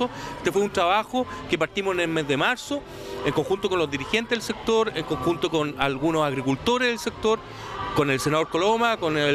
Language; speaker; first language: Spanish; native; Spanish